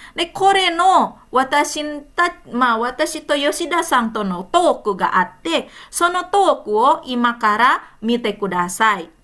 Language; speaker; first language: Japanese; non-native, fluent; Indonesian